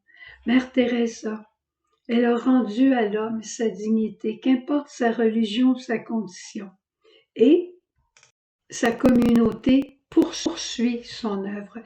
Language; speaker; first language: French; native; French